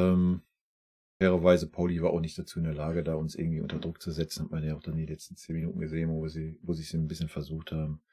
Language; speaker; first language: German; native; German